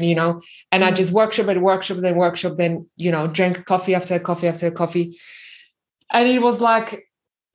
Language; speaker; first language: English; non-native, fluent; Slovak